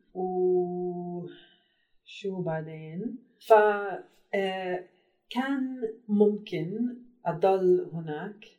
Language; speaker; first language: Arabic; non-native, learner; English